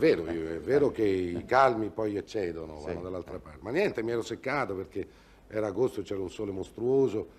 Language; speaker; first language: Italian; native; Italian